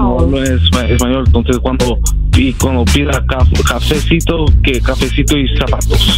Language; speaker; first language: Spanish; non-native, learner; English